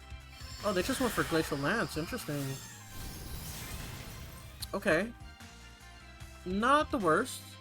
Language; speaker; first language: English; native; English